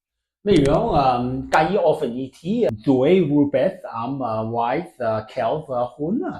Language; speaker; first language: Welsh; non-native, learner; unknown